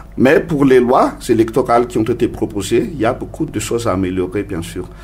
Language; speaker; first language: French; non-native, local second language; Malagasy